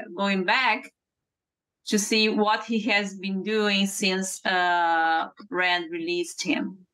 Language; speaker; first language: English; non-native, fluent; Portuguese